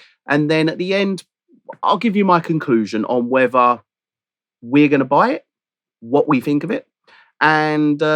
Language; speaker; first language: English; native; English